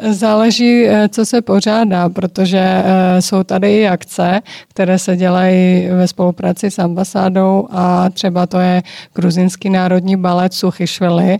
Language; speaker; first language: Czech; early bilingual, other home language; Georgian